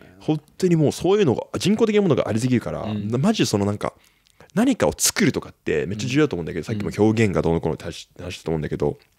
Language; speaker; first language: Japanese; native; Japanese